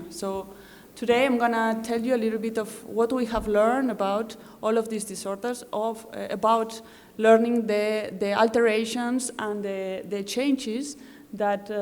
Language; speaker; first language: English; non-native, fluent; Spanish